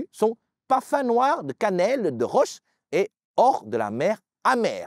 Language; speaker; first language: French; native; French